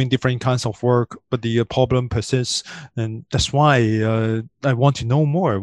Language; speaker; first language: English; non-native, local second language; Cantonese